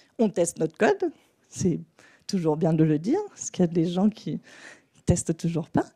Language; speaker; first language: French; non-native, fluent; Spanish